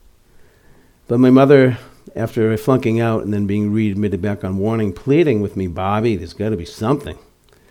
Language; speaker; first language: English; native; English